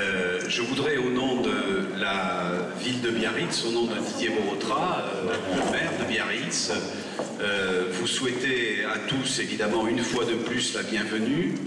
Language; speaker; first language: French; native; French